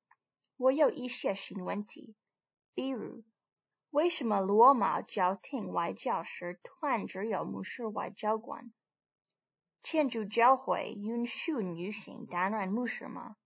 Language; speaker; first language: Chinese; non-native, learner; English